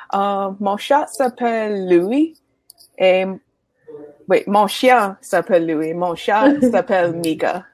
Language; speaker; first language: French; non-native, learner; English